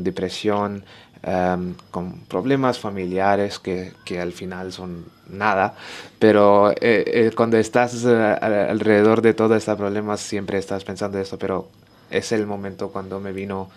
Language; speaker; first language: Spanish; non-native, learner; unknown